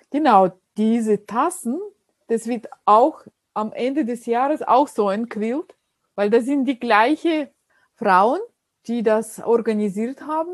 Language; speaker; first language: German; non-native, fluent; Russian